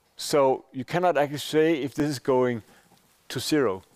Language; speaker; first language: English; non-native, fluent; Danish